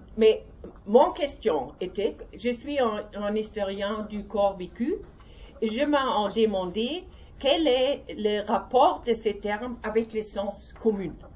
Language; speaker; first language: French; non-native, learner; German